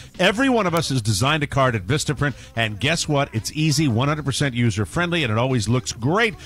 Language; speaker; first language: English; native; English